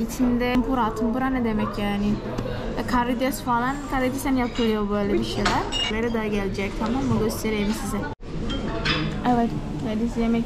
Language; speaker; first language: Turkish; non-native, learner; Indonesian